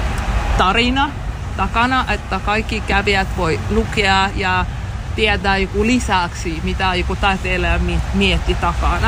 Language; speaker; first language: Finnish; non-native, learner; Russian